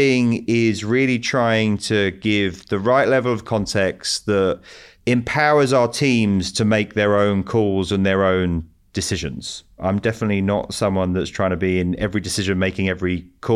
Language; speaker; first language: English; native; English